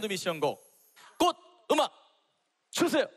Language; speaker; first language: Korean; native; Korean